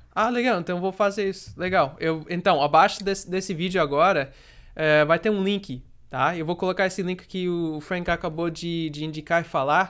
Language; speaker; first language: Portuguese; non-native, fluent; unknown